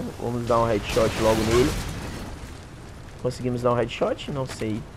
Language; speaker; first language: Portuguese; native; Portuguese